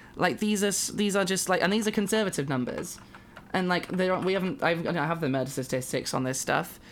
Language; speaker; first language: English; native; English